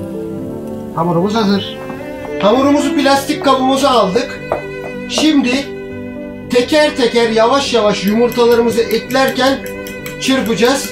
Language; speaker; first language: Turkish; native; Turkish